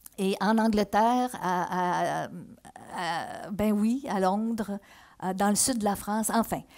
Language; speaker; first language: French; native; French